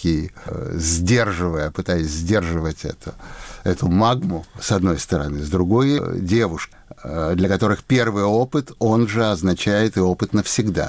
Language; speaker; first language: Russian; native; Russian